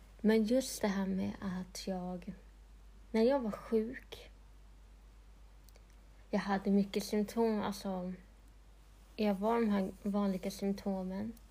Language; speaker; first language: Swedish; non-native, local second language; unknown